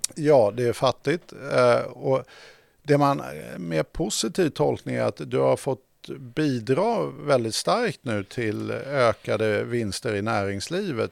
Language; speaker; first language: Swedish; native; Swedish